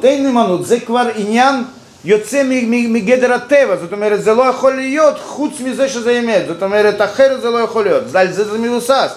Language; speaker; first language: Hebrew; non-native, fluent; Russian